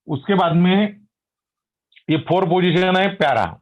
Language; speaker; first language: Hindi; non-native, local second language; Marathi